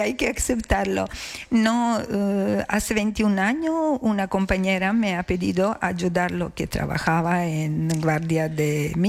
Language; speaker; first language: Spanish; non-native, learner; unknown